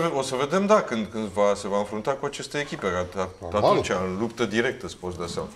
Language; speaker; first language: Romanian; native; Romanian